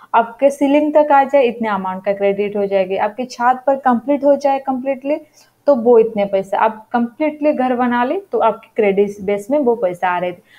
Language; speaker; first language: Hindi; non-native, local second language; Odia